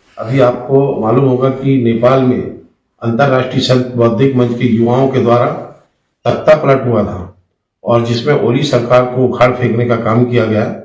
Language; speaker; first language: Hindi; native; Hindi